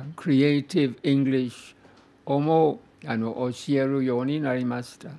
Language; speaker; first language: Japanese; non-native, fluent; English